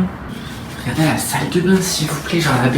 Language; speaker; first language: French; native; French